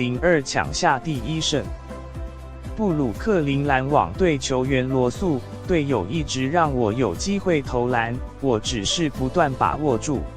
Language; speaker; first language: Chinese; native; Chinese